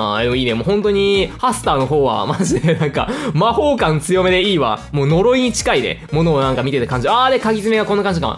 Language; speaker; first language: Japanese; native; Japanese